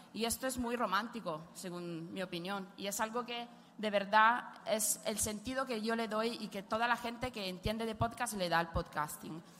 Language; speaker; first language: Spanish; non-native, fluent; Italian